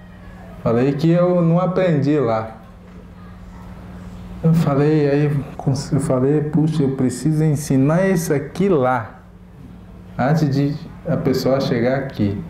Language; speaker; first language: Portuguese; non-native, local second language; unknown